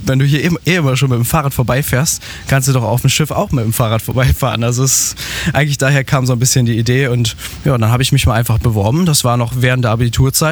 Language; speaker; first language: German; native; German